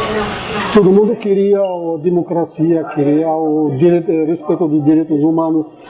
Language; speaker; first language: Portuguese; non-native, fluent; Arabic